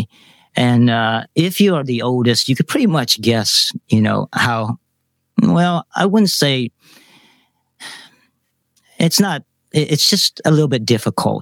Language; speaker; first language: English; early bilingual, other home language; Vietnamese